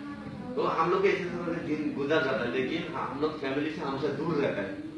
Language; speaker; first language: Hindi; non-native, learner; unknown